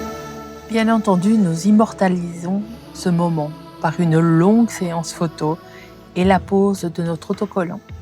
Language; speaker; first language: French; native; French